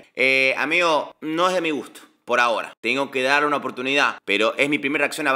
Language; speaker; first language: Spanish; native; Spanish